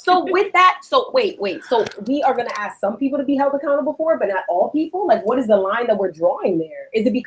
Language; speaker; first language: English; early bilingual, other home language; Spanish